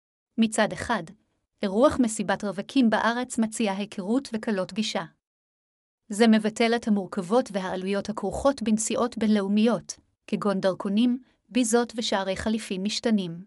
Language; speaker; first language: Hebrew; native; Hebrew